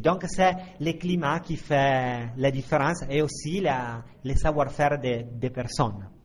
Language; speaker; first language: French; non-native, fluent; Italian